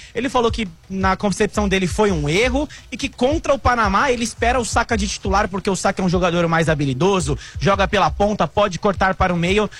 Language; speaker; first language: Portuguese; native; Portuguese